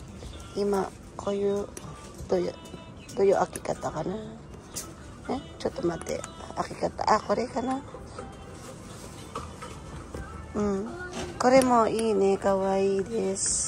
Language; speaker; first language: Japanese; non-native, fluent; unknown